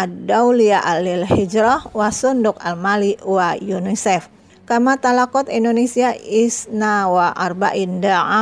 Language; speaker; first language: Arabic; non-native, fluent; Indonesian